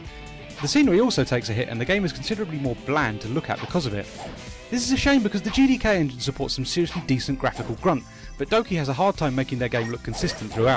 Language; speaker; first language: English; native; English